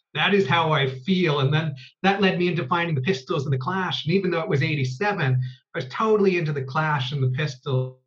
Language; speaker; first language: English; native; English